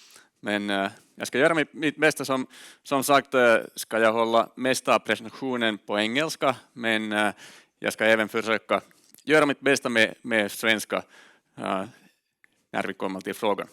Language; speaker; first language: Swedish; non-native, local second language; Finnish